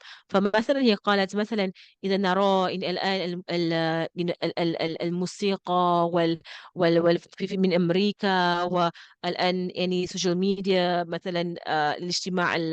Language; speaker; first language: Arabic; non-native, fluent; English